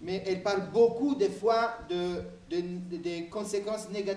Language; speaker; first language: French; native; French